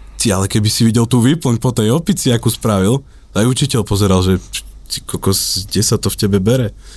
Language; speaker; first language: Slovak; native; Slovak